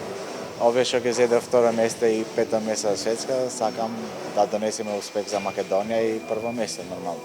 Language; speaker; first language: Macedonian; non-native, local second language; Albanian